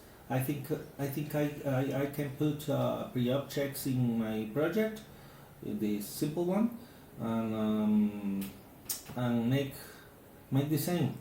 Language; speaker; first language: English; non-native, learner; Spanish